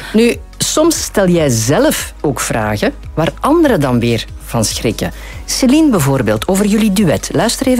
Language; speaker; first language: Dutch; native; Dutch